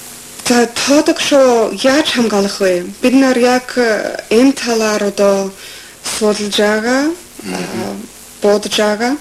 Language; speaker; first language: Mongolian; non-native, fluent; English